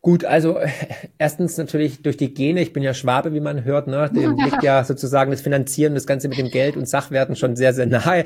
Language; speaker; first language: German; native; German